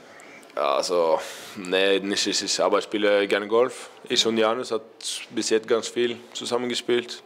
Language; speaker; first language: German; non-native, learner; Norwegian